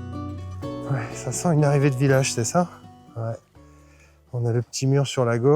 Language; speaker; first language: French; native; French